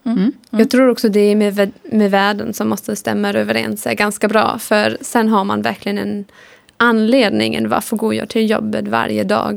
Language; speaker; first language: Swedish; non-native, fluent; German